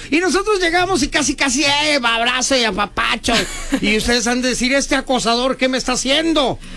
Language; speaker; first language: Spanish; native; Spanish